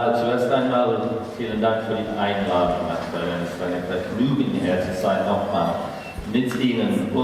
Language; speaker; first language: German; non-native, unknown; English